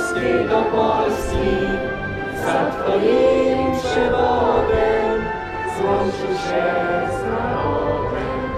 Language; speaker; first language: Polish; non-native, fluent; Ukrainian